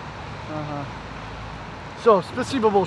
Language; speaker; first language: Russian; non-native, learner; English